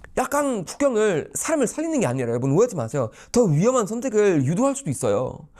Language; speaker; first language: Korean; non-native, fluent; Swedish